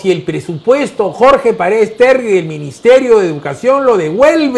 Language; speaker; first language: Spanish; native; Spanish